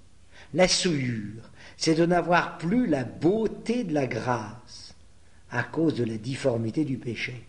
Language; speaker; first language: French; native; French